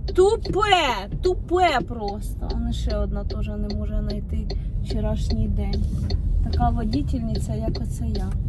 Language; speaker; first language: Ukrainian; native; Ukrainian